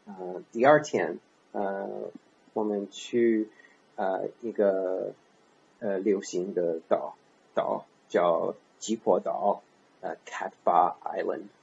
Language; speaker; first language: Chinese; non-native, learner; English